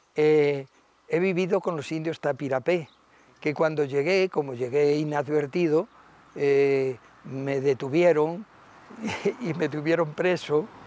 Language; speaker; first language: Spanish; native; Spanish